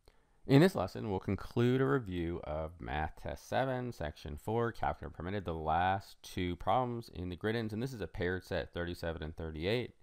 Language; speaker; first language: English; native; English